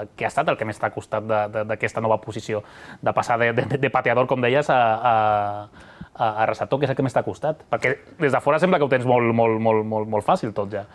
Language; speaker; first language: Catalan; native; Catalan